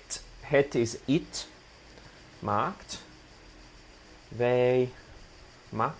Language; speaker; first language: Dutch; non-native, fluent; Italian